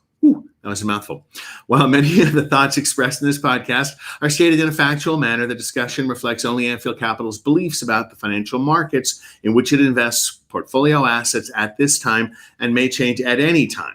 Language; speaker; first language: English; native; English